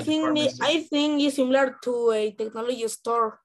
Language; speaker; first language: English; non-native, learner; Spanish